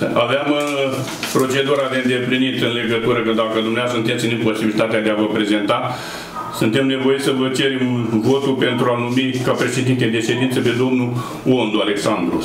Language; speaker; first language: Romanian; native; Romanian